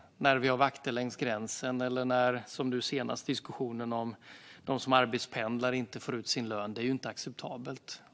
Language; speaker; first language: Swedish; native; Swedish